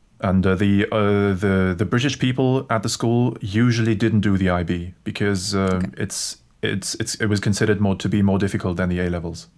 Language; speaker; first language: English; non-native, fluent; German